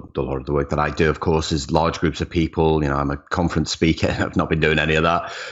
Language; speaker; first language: English; native; English